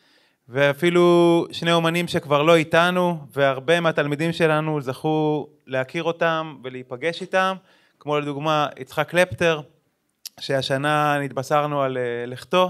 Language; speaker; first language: Hebrew; native; Hebrew